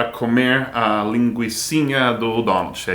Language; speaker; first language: Portuguese; non-native, fluent; English